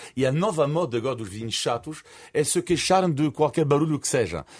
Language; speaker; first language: Portuguese; non-native, fluent; French